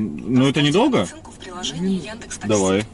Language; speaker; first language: Russian; native; Russian